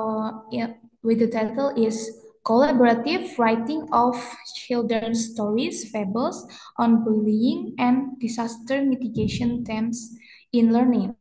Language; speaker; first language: English; non-native, fluent; Indonesian